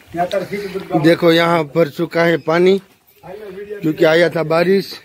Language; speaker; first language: Hindi; non-native, local second language; Gujarati